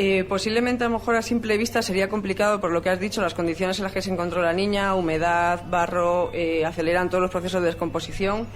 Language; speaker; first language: Spanish; native; Spanish